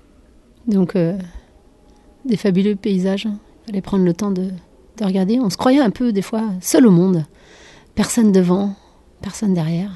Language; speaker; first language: French; native; French